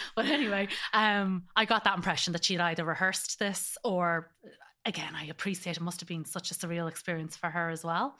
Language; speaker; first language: English; native; English